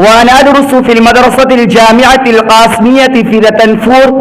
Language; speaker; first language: Arabic; non-native, learner; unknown